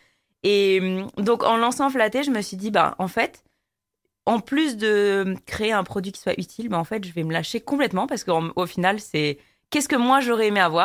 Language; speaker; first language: French; native; French